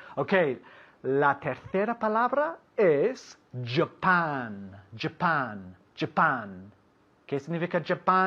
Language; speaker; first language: Spanish; non-native, fluent; English